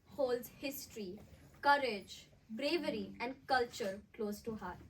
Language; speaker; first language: English; non-native, local second language; Marathi